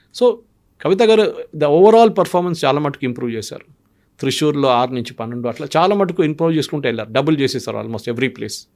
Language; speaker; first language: Telugu; non-native, local second language; Malayalam